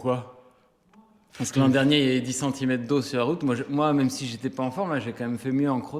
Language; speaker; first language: French; native; French